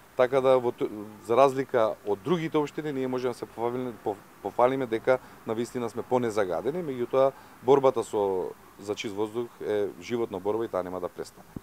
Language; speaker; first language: Macedonian; native; Macedonian